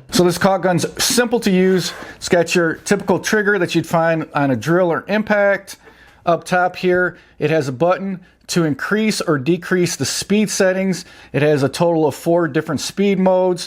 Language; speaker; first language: English; native; English